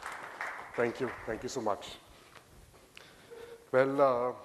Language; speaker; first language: English; non-native, local second language; Bangla